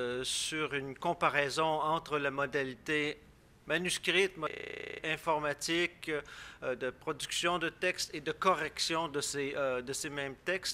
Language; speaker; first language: French; native; French